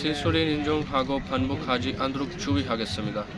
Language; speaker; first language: Korean; non-native, learner; Punjabi